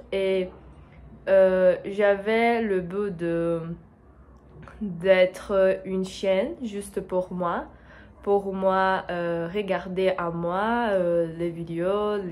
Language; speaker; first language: French; non-native, learner; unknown